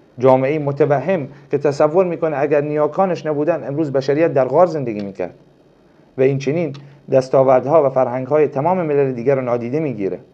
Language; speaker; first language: Persian; non-native, local second language; Arabic